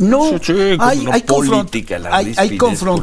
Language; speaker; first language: Spanish; native; Spanish